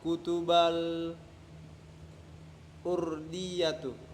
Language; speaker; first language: Arabic; non-native, learner; Indonesian